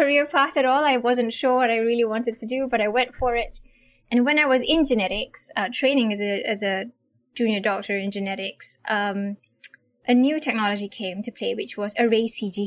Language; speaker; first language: English; non-native, local second language; Malay